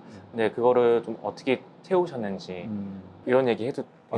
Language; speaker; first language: Korean; native; Korean